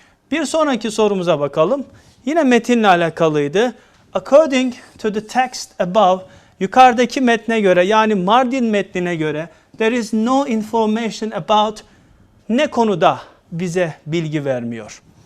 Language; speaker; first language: Turkish; native; Turkish